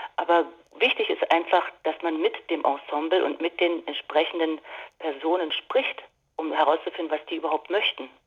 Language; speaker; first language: German; native; German